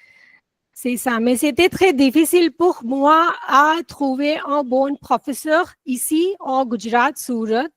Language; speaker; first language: French; non-native, learner; Gujarati